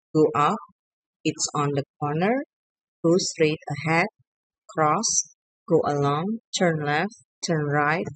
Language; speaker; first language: English; non-native, fluent; Indonesian